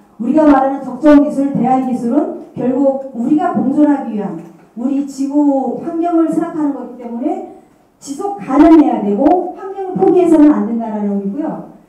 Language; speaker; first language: Korean; native; Korean